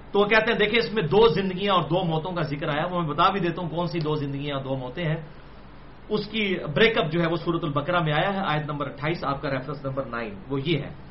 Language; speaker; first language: Urdu; non-native, local second language; Punjabi